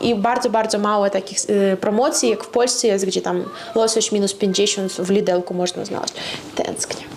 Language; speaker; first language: Polish; non-native, fluent; Russian